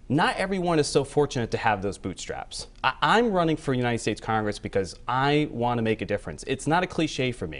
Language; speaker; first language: English; native; English